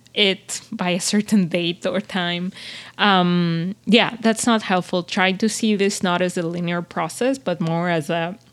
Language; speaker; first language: English; non-native, fluent; Spanish